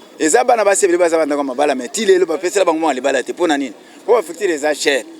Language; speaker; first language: Lingala; non-native, local second language; Luba-Lulua